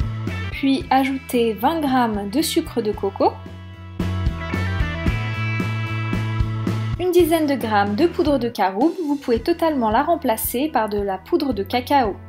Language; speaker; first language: French; native; French